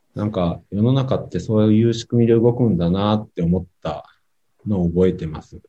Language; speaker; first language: Japanese; native; Japanese